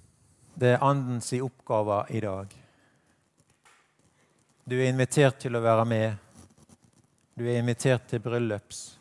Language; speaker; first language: Norwegian; native; Norwegian